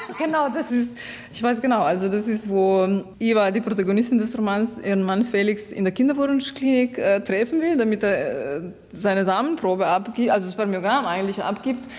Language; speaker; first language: German; non-native, fluent; Slovenian